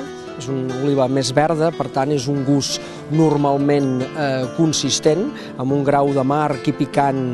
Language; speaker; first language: Catalan; native; Catalan